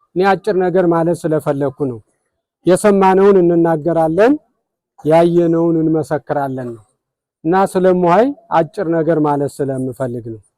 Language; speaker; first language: Amharic; native; Amharic